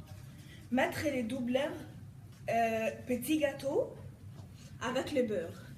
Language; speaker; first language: French; non-native, learner; English